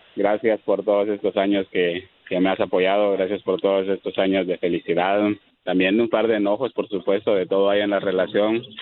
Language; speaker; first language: Spanish; native; Spanish